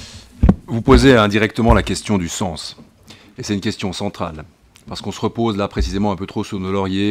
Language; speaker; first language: French; native; French